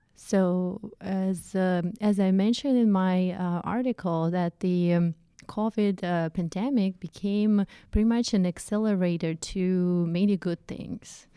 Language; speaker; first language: English; non-native, fluent; Russian